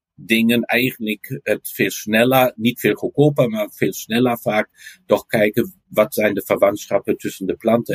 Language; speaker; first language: Dutch; non-native, fluent; German